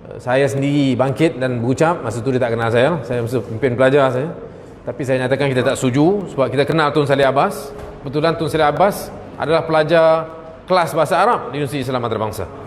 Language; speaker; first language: Malay; native; Malay